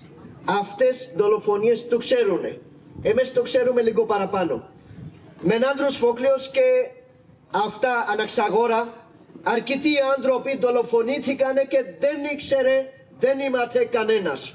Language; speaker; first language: Greek; non-native, learner; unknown